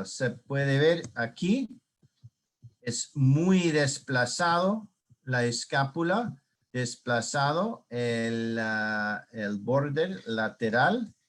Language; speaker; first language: Spanish; non-native, learner; English